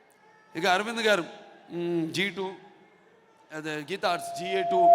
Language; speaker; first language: Telugu; native; Telugu